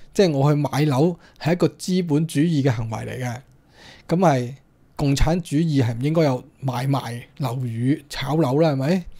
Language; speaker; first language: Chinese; non-native, local second language; Cantonese